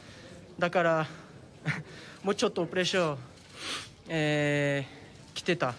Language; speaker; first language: Japanese; non-native, fluent; French